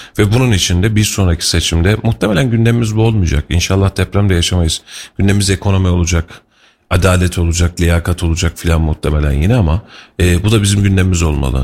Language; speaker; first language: Turkish; native; Turkish